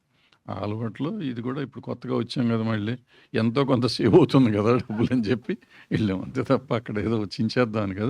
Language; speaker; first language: Telugu; native; Telugu